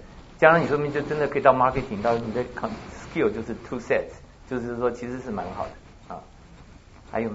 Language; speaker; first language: Chinese; native; Chinese